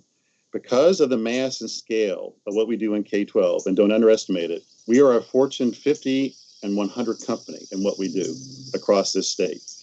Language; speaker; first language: English; native; English